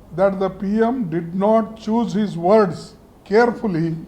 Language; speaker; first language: English; non-native, local second language; Kannada